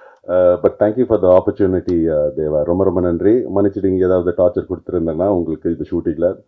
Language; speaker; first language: Tamil; non-native, fluent; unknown